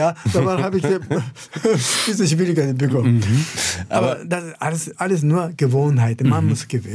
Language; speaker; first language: German; non-native, fluent; Japanese